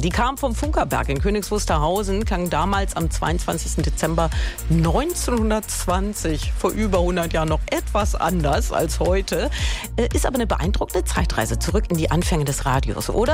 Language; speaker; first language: German; native; German